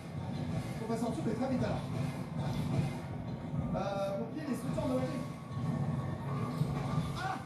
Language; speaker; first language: French; native; French